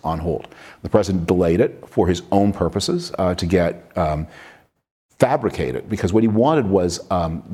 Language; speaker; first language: English; native; English